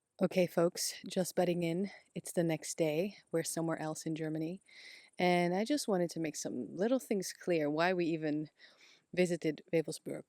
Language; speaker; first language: English; non-native, fluent; Dutch